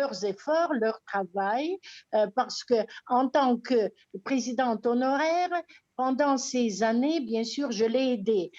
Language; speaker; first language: French; non-native, fluent; Russian